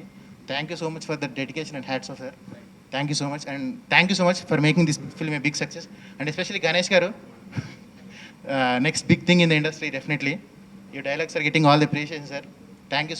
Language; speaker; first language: Telugu; native; Telugu